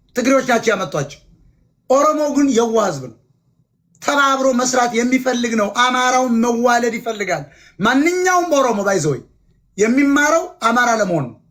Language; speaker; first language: Amharic; native; Amharic